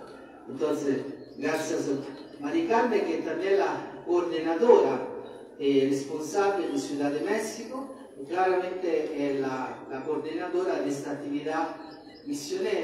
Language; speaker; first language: Spanish; non-native, fluent; Italian